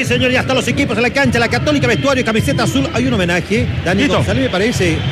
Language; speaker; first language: Spanish; native; Spanish